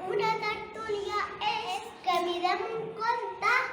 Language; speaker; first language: Catalan; non-native, local second language; Spanish